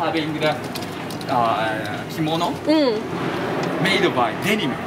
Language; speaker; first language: English; non-native, learner; Japanese